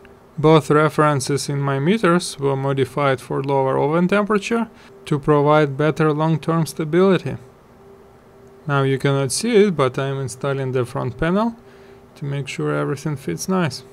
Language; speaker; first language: English; non-native, fluent; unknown